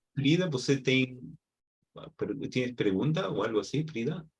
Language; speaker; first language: Portuguese; non-native, fluent; Spanish